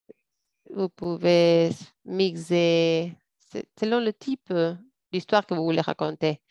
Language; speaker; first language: French; non-native, fluent; English